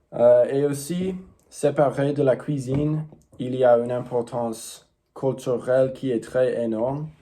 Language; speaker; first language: French; non-native, learner; English